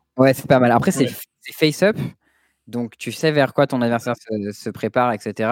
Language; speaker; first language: French; native; French